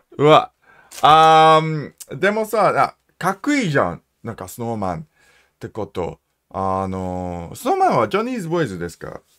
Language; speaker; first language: Japanese; non-native, learner; English